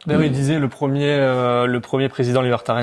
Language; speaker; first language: French; native; French